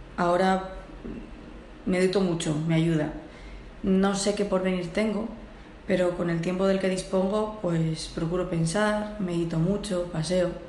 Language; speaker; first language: Spanish; early bilingual, heritage; Spanish